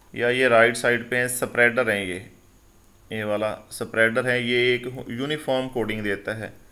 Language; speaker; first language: Urdu; non-native, local second language; Punjabi